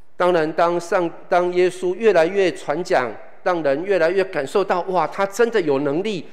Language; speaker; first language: Chinese; native; Chinese